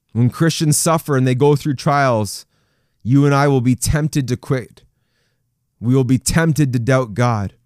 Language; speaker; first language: English; native; English